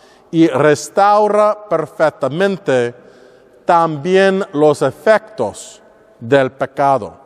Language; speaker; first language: Spanish; non-native, learner; English